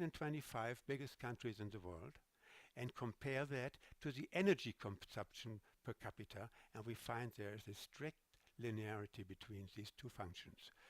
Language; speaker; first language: English; non-native, fluent; German